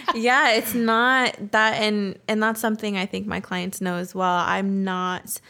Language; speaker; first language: English; early bilingual, other home language; Spanish